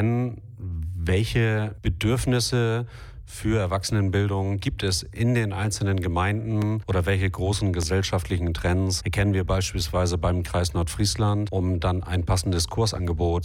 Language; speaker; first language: German; native; German